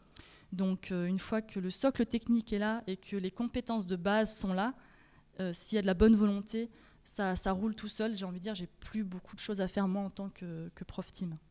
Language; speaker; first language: French; native; French